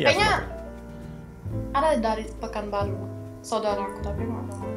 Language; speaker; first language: Indonesian; early bilingual, heritage; German